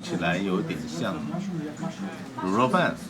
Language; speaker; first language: Chinese; native; Chinese